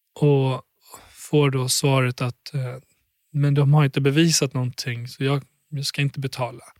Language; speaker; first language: Swedish; early bilingual, other home language; Albanian